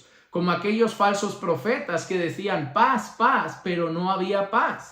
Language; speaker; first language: Spanish; native; Spanish